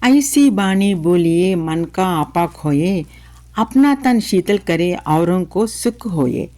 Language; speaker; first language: Hindi; non-native, local second language; Telugu